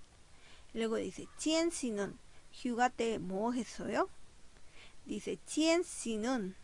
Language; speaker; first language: Korean; non-native, fluent; Spanish